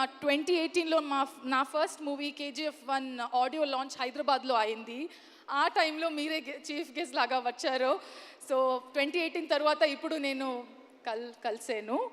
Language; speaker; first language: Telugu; non-native, learner; Kannada